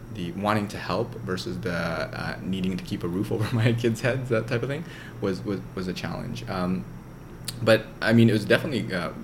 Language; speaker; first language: English; native; English